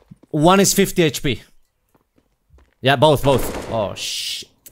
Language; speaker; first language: English; non-native, fluent; Spanish